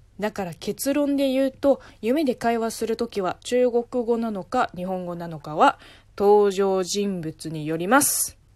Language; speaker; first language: Japanese; non-native, fluent; Chinese